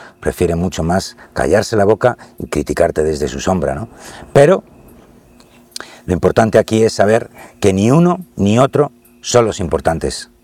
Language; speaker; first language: Spanish; native; Spanish